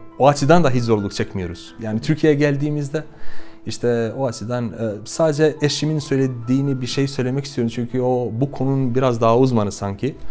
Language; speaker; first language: Turkish; non-native, fluent; Albanian